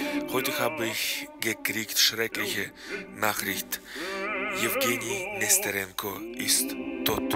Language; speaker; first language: German; non-native, fluent; Russian